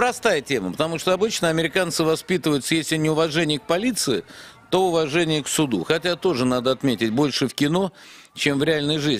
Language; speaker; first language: Russian; native; Russian